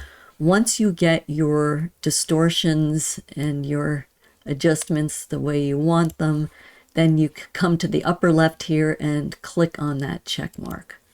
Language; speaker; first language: English; native; English